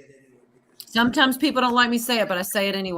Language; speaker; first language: English; native; English